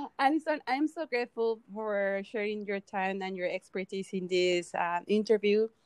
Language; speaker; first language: English; non-native, fluent; Spanish